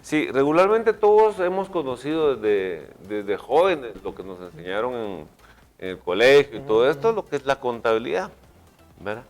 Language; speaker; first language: Spanish; native; Spanish